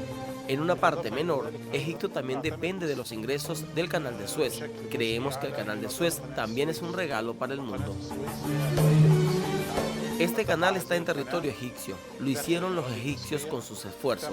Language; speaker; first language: Spanish; non-native, fluent; Arabic